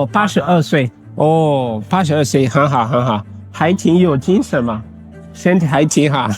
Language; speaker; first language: Chinese; non-native, fluent; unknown